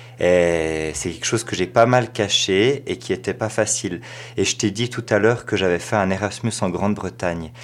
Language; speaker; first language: French; native; French